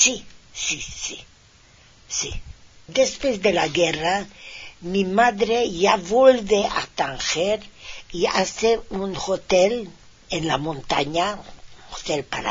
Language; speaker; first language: Spanish; non-native, fluent; Hungarian